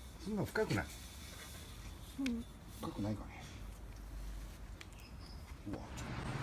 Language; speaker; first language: Japanese; native; Japanese